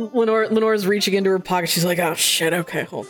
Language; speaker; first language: English; native; English